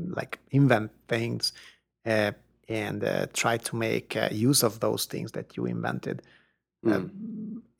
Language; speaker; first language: English; non-native, fluent; Hungarian